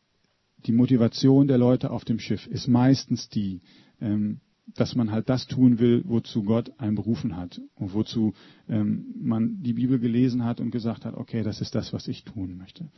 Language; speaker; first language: German; native; German